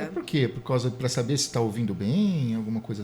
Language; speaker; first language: Portuguese; native; Portuguese